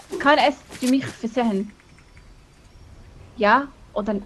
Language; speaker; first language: German; non-native, learner; English